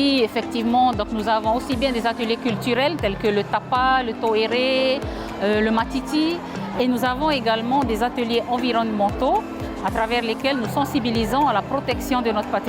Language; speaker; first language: French; native; French